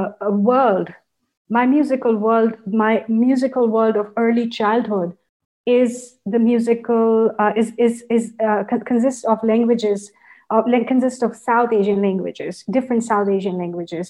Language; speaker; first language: English; non-native, local second language; Urdu